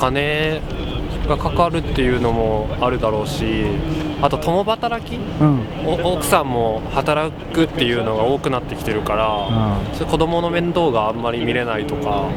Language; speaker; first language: Japanese; native; Japanese